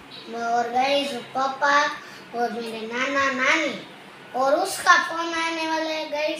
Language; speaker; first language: Hindi; non-native, local second language; Gujarati